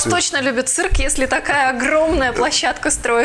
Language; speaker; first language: Russian; native; Russian